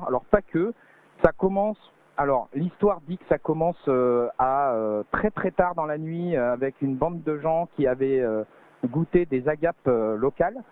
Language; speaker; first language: French; native; French